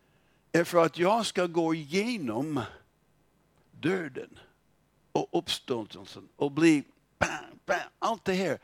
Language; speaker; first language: Swedish; non-native, fluent; English